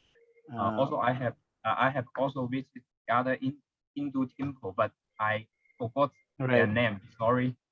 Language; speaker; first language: English; non-native, learner; Chinese